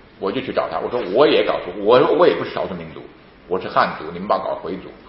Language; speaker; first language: Chinese; native; Chinese